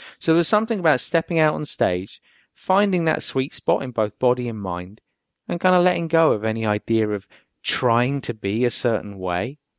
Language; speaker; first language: English; native; English